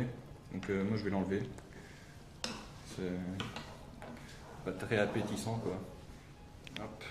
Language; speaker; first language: French; native; French